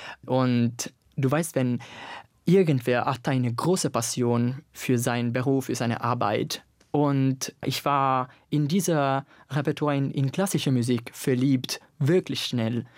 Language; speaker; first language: German; non-native, learner; Italian